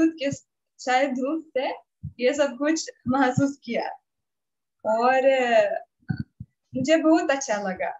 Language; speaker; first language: Hindi; non-native, learner; Russian